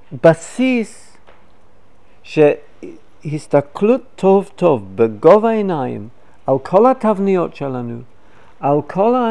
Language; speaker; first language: Hebrew; non-native, fluent; English